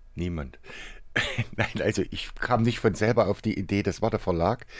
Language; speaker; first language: German; native; German